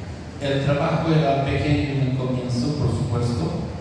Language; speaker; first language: Spanish; non-native, fluent; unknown